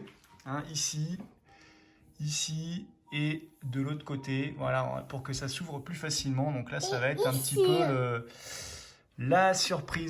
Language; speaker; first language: French; native; French